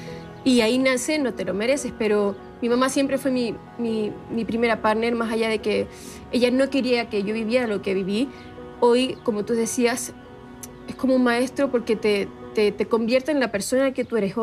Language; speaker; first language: Spanish; native; Spanish